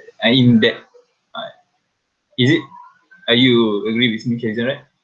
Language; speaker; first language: English; non-native, local second language; Malay